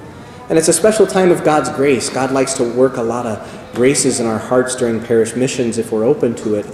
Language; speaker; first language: English; native; English